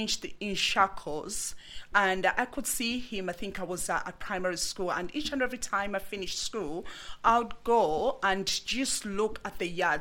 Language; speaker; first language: English; non-native, local second language; Bemba